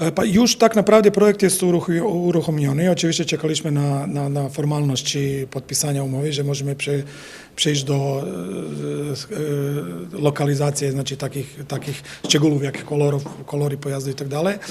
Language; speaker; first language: Polish; non-native, fluent; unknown